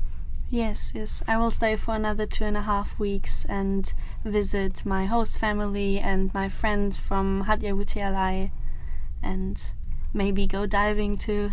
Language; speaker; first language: English; non-native, fluent; German